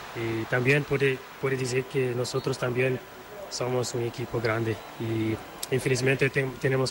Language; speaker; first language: Spanish; non-native, learner; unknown